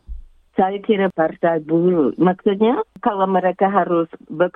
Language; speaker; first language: Indonesian; early bilingual, heritage; English